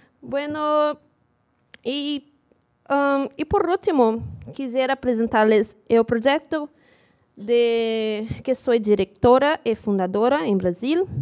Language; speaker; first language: Spanish; non-native, learner; Portuguese